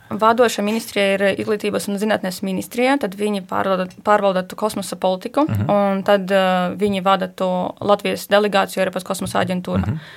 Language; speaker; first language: Latvian; non-native, fluent; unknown